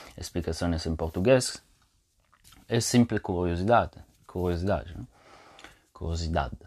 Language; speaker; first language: Spanish; non-native, fluent; Italian